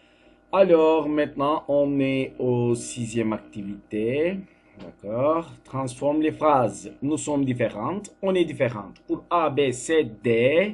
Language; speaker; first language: French; non-native, fluent; Turkish